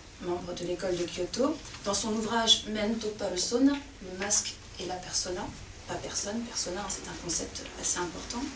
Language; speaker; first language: French; native; French